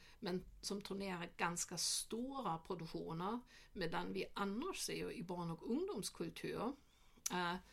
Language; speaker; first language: Swedish; non-native, fluent; German